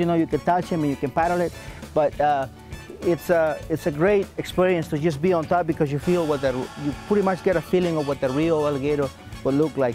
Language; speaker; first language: English; non-native, fluent; Spanish